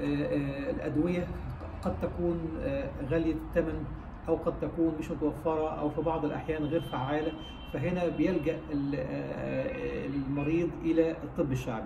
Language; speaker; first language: Arabic; native; Arabic